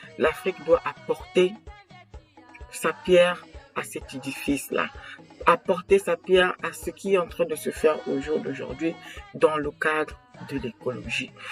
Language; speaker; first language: French; non-native, local second language; Kongo